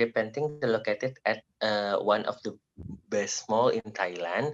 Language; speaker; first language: English; non-native, learner; Indonesian